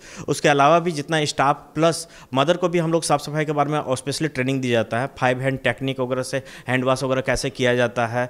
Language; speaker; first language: Hindi; native; Hindi